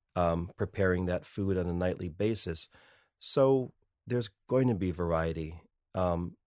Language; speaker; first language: English; native; English